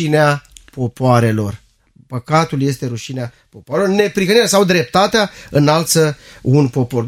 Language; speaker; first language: Romanian; native; Romanian